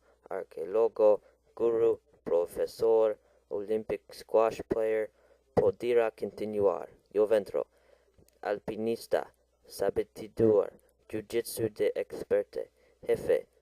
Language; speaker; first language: Spanish; non-native, learner; English